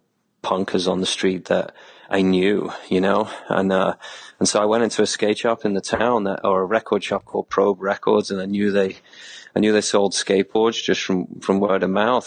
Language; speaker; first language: English; native; English